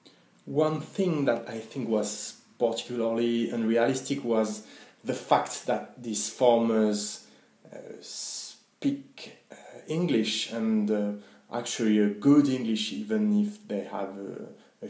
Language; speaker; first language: English; non-native, fluent; French